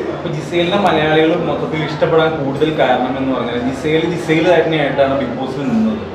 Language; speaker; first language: Malayalam; native; Malayalam